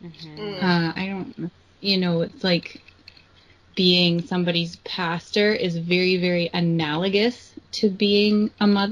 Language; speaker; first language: English; native; English